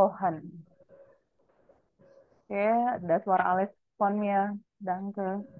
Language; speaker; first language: German; non-native, learner; Indonesian